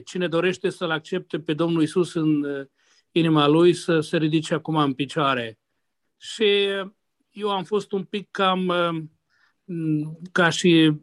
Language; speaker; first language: Romanian; non-native, local second language; Hungarian